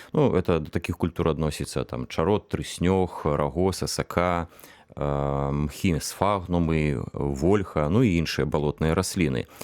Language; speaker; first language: Belarusian; non-native, local second language; Russian